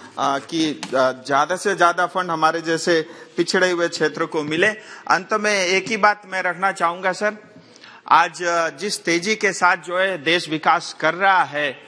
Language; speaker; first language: Hindi; non-native, local second language; Nepali